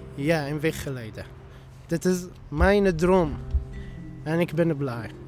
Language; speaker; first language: Dutch; non-native, fluent; Arabic